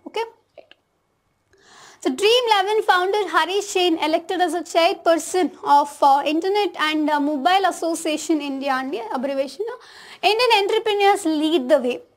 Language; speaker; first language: English; non-native, local second language; Telugu